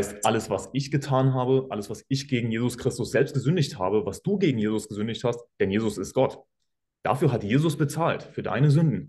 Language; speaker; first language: German; native; German